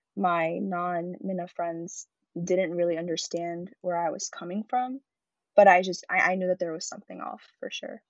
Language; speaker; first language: English; early bilingual, other home language; Arabic